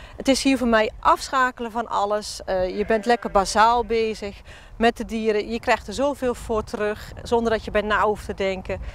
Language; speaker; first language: Dutch; native; Dutch